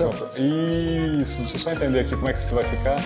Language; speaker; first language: Portuguese; native; Portuguese